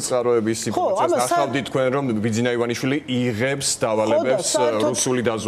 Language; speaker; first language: Georgian; native; Georgian